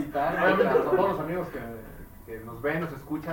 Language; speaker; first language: Spanish; native; Spanish